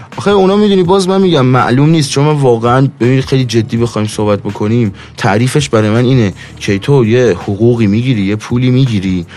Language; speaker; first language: Persian; native; Persian